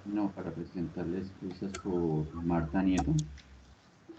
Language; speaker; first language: Spanish; native; Spanish